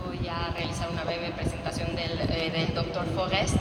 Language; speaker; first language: Spanish; native; Spanish